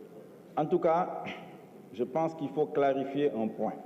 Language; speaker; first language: French; non-native, local second language; Wolof